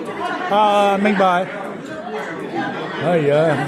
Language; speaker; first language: Chinese; non-native, learner; English